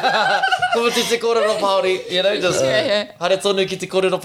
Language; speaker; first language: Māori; non-native, local second language; English